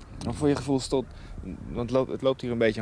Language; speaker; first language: Dutch; native; Dutch